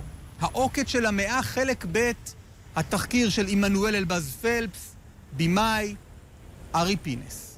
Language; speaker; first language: Hebrew; native; Hebrew